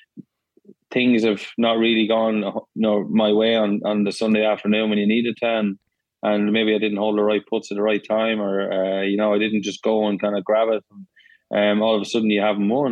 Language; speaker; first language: English; native; English